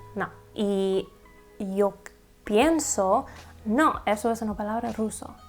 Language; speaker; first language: Spanish; non-native, learner; English